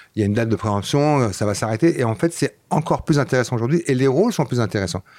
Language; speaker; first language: French; non-native, fluent; Dutch